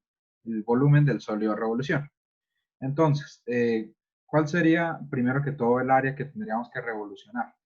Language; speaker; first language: Spanish; native; Spanish